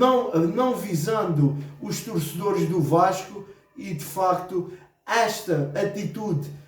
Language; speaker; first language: Portuguese; native; Portuguese